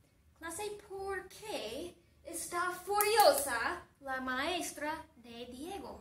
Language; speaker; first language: Spanish; non-native, fluent; English